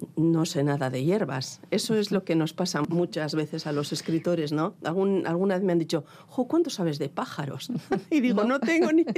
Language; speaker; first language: Spanish; non-native, local second language; Basque